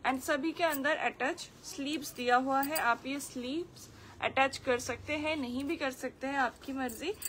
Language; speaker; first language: Hindi; non-native, local second language; Bangla